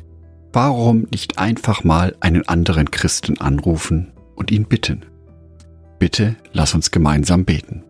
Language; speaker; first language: German; native; German